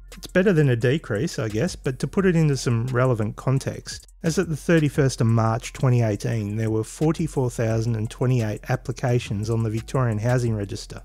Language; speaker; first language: English; native; English